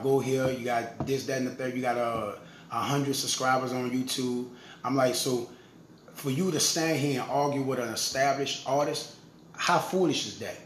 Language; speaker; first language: English; native; English